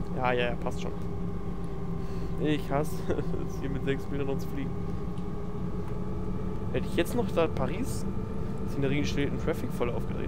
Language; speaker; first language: German; native; German